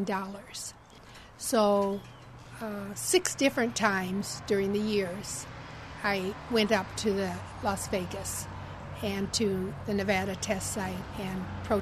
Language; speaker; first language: English; native; English